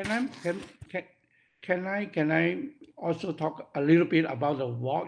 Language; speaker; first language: English; non-native, local second language; Cantonese